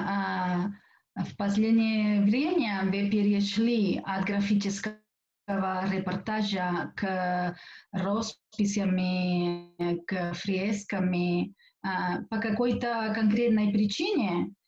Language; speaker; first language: Russian; non-native, fluent; Catalan